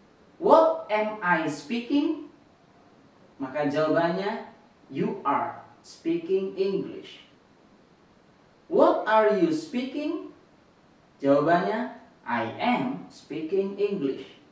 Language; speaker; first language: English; non-native, fluent; Indonesian